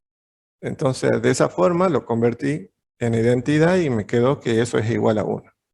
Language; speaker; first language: Spanish; native; Spanish